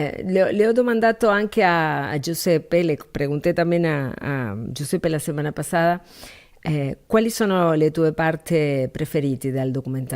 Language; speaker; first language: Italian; non-native, learner; Spanish